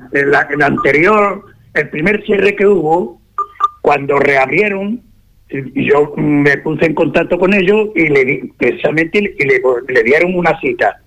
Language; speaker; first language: Spanish; native; Spanish